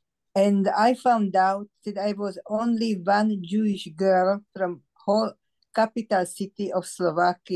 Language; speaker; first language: English; non-native, fluent; Slovak